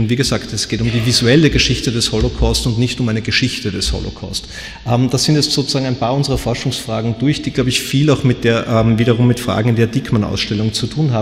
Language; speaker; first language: German; native; German